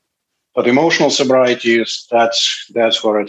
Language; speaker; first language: English; non-native, fluent; Russian